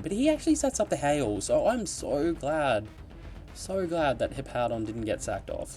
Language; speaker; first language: English; native; English